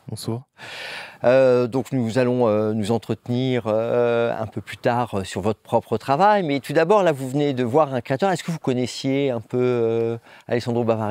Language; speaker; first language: French; native; French